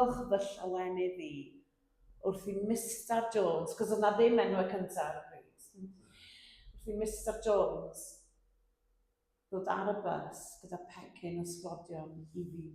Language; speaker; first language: Welsh; native; Welsh